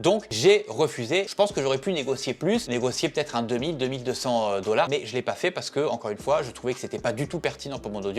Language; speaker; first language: French; native; French